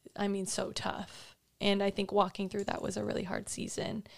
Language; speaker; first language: English; native; English